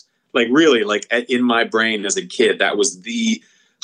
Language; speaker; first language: English; native; English